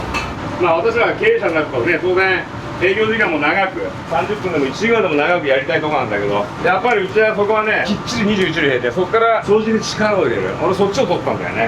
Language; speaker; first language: Japanese; native; Japanese